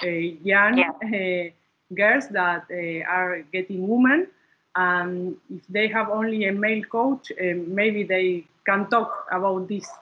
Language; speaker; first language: English; non-native, learner; Spanish